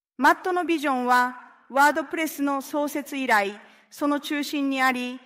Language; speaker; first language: Japanese; non-native, fluent; Spanish